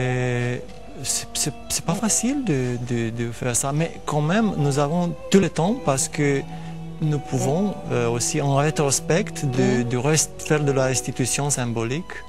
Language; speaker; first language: French; non-native, fluent; Romanian